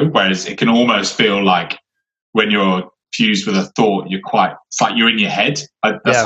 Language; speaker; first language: English; native; English